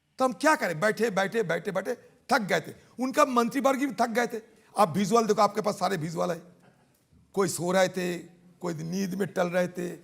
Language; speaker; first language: Hindi; non-native, local second language; Bangla